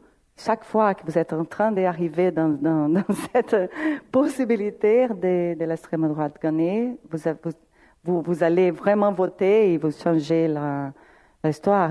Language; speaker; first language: French; non-native, fluent; Portuguese